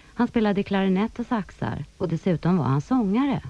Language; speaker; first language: Swedish; native; Swedish